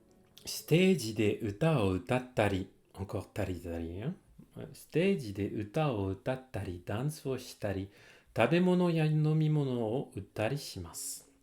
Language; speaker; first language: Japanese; non-native, fluent; French